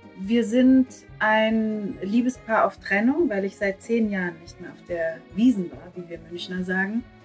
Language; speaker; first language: German; native; German